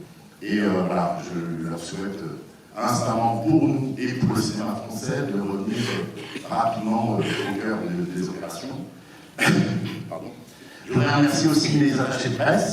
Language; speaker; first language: French; native; French